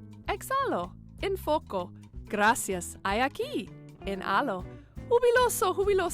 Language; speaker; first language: Spanish; non-native, fluent; English